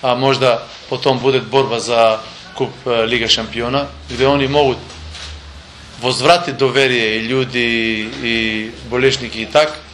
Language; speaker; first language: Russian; non-native, learner; Macedonian